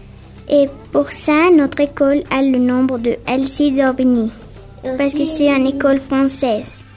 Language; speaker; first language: French; non-native, learner; Spanish